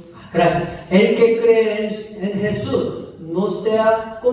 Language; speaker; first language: Spanish; non-native, fluent; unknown